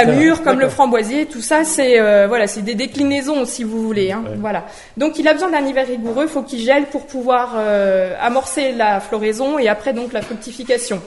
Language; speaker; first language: French; native; French